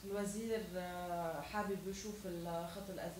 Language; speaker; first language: Arabic; native; Arabic